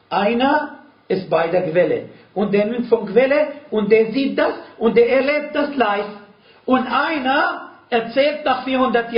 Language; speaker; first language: German; non-native, fluent; Arabic